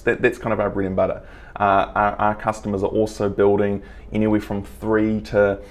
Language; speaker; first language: English; native; English